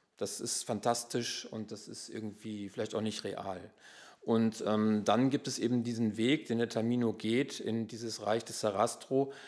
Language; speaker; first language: German; native; German